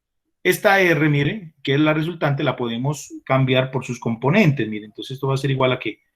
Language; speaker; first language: Spanish; native; Spanish